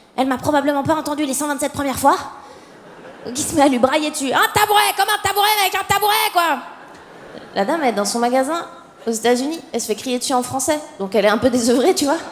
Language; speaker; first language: French; native; French